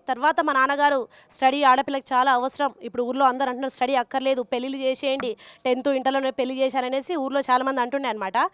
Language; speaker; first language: Telugu; native; Telugu